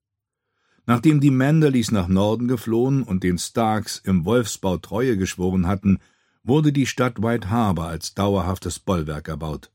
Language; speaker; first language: German; native; German